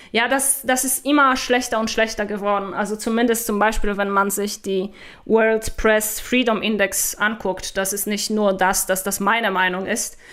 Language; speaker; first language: German; non-native, fluent; Polish